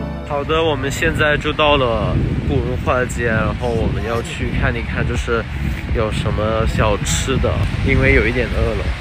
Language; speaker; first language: Chinese; non-native, fluent; Thai